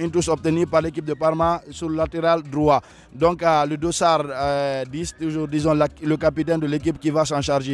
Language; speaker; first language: French; non-native, local second language; Fula